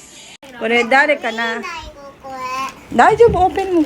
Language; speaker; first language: Japanese; non-native, fluent; Filipino